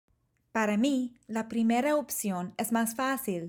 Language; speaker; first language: Spanish; non-native, fluent; English